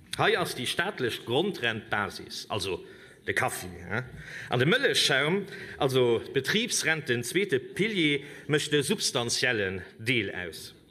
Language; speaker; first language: Luxembourgish; native; Luxembourgish